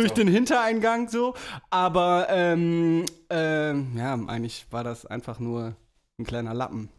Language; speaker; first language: German; native; German